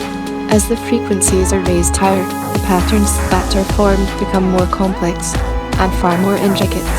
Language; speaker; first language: English; native; English